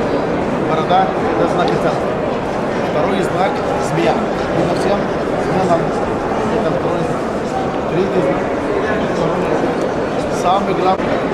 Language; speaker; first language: Russian; non-native, fluent; Arabic